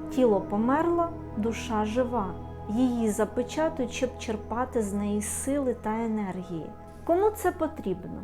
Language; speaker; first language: Ukrainian; native; Ukrainian